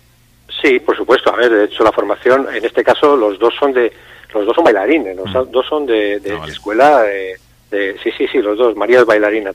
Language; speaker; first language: Spanish; native; Spanish